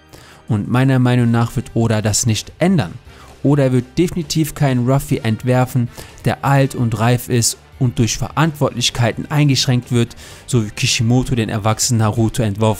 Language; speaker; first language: German; native; German